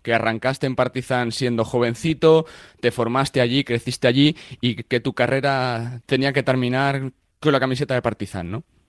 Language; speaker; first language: Spanish; native; Spanish